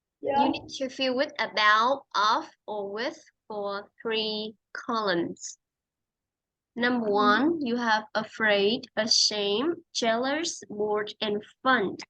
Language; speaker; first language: English; non-native, fluent; Vietnamese